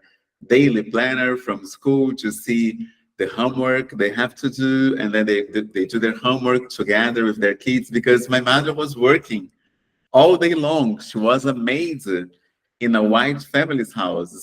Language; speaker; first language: English; non-native, fluent; Portuguese